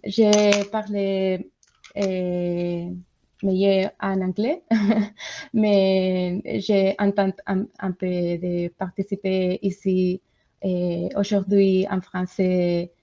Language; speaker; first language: French; non-native, learner; Spanish